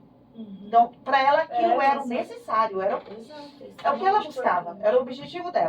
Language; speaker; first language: Portuguese; native; Portuguese